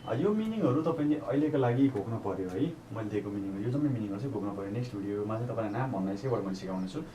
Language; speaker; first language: Nepali; native; Nepali